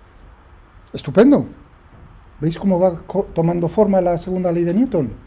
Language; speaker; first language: Spanish; native; Spanish